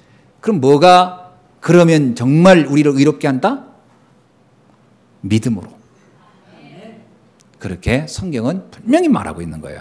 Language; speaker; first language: Korean; native; Korean